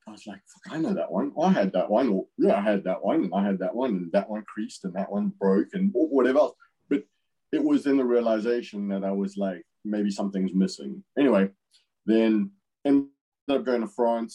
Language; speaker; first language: English; native; English